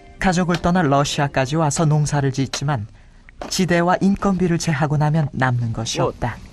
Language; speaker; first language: Korean; native; Korean